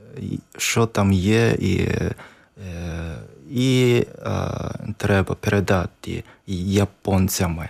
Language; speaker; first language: Ukrainian; non-native, learner; Japanese